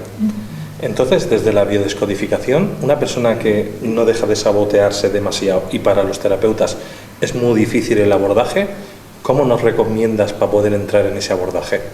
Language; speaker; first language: Spanish; native; Spanish